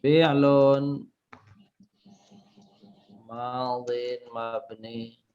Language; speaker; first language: Arabic; non-native, fluent; Indonesian